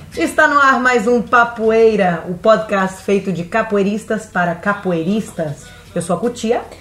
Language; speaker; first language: Portuguese; native; Portuguese